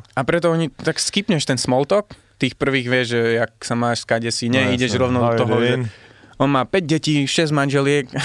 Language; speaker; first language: Slovak; early bilingual, heritage; Arabic